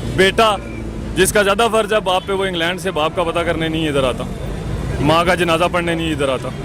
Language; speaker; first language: Urdu; non-native, local second language; Pahari-Potwari